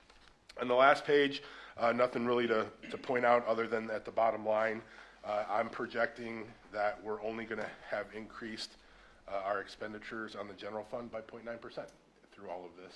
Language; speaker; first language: English; native; English